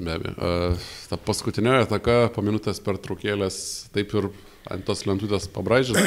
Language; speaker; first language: Lithuanian; native; Lithuanian